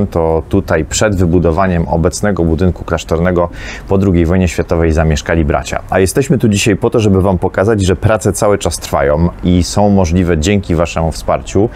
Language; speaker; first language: Polish; native; Polish